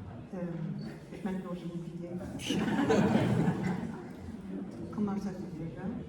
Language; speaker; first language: French; non-native, fluent; German